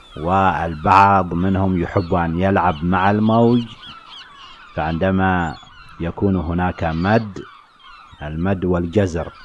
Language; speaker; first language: Arabic; native; Arabic